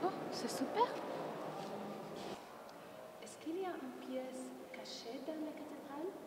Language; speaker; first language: French; non-native, learner; German